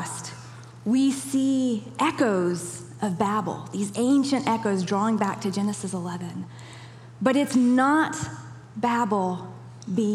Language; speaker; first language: English; native; English